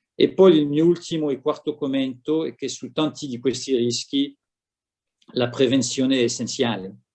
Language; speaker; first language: Italian; non-native, fluent; French